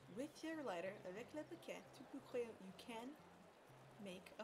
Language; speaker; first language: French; non-native, learner; English